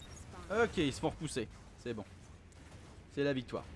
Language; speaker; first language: French; native; French